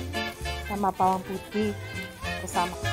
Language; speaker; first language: Indonesian; non-native, fluent; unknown